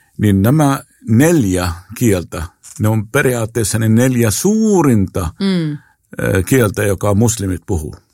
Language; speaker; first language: Finnish; non-native, fluent; Arabic